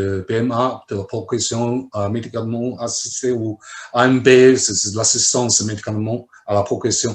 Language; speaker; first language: French; non-native, fluent; Chinese